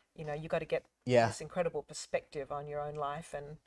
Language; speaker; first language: English; native; English